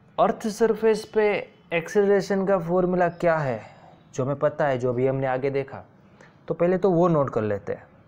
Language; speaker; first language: Hindi; non-native, local second language; Gujarati